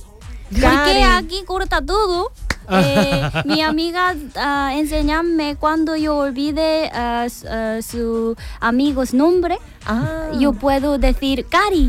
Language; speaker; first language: Spanish; non-native, learner; Korean